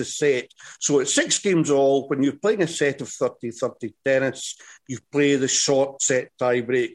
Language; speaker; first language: English; native; English